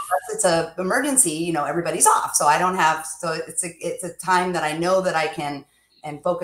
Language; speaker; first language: English; native; English